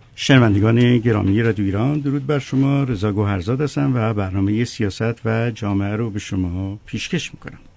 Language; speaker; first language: Persian; native; Persian